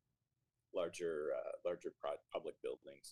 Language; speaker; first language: English; native; English